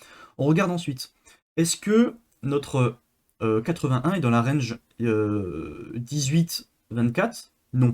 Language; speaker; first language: French; native; French